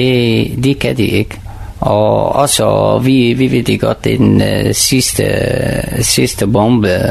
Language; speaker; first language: Danish; non-native, learner; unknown